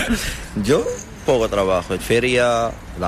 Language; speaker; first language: Spanish; non-native, learner; Arabic